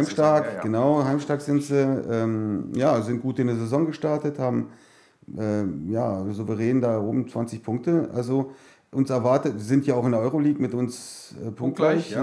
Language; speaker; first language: German; native; German